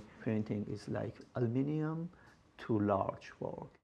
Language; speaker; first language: English; non-native, learner; Persian